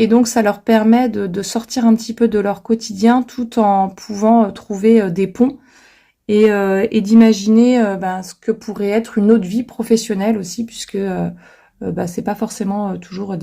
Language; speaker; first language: French; native; French